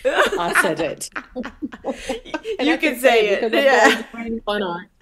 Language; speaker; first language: English; non-native, fluent; Portuguese